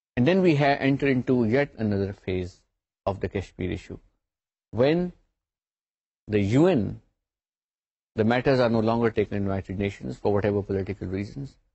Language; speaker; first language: English; non-native, local second language; Urdu